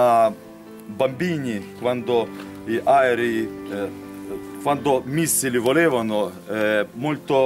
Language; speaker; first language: Italian; non-native, learner; Ukrainian